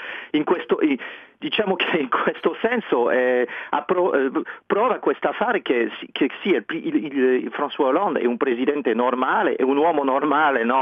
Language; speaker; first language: Italian; non-native, fluent; French